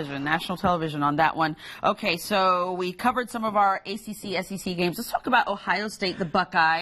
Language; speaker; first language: English; native; English